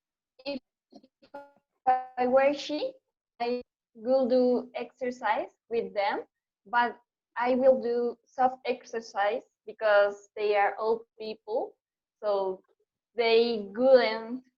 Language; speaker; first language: English; non-native, learner; Spanish